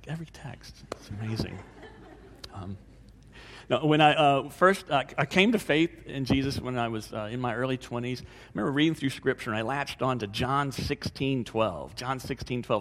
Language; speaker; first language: English; native; English